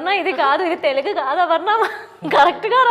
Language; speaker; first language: Telugu; non-native, learner; Malayalam